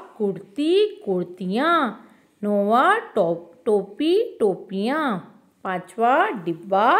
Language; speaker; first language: Hindi; non-native, local second language; Kannada